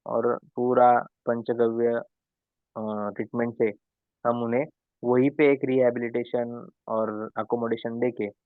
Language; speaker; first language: Hindi; non-native, local second language; Marathi